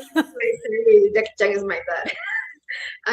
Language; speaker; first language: English; non-native, learner; Spanish